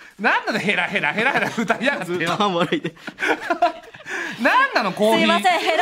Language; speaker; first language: Japanese; native; Japanese